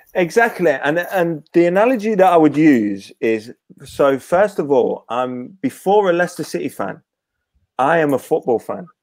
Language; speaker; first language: English; native; English